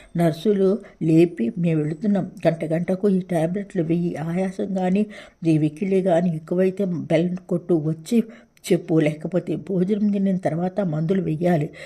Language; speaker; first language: Telugu; native; Telugu